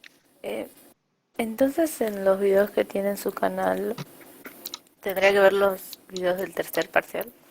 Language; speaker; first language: Spanish; native; Spanish